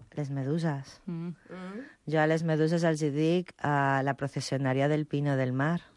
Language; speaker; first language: Catalan; non-native, local second language; Spanish